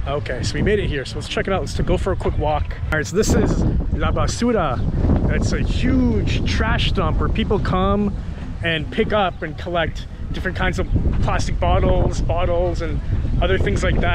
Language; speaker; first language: English; native; English